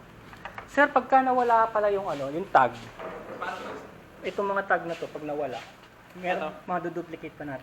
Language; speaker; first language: Filipino; native; Filipino